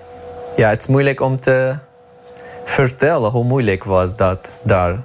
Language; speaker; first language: Dutch; non-native, learner; Arabic